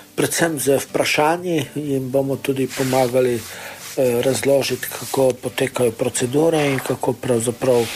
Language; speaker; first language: Slovenian; non-native, local second language; Romany